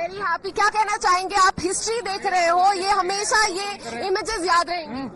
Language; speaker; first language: Hindi; native; Hindi